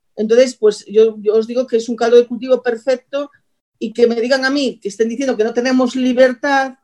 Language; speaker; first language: Spanish; native; Spanish